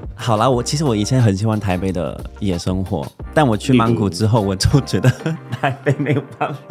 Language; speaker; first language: Chinese; non-native, fluent; English